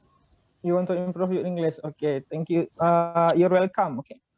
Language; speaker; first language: English; non-native, fluent; Indonesian